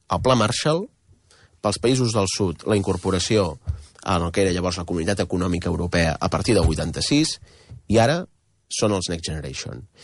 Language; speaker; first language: Catalan; native; Catalan